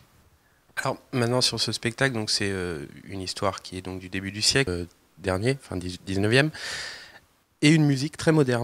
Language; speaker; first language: French; native; French